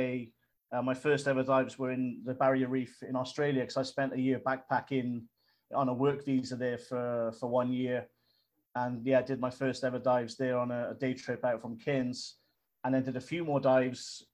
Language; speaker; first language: English; native; English